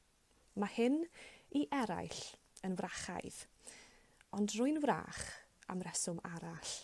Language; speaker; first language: Welsh; native; Welsh